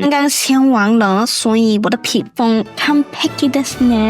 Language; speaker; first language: Chinese; non-native, learner; English